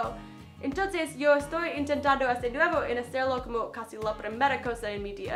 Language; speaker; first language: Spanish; non-native, fluent; English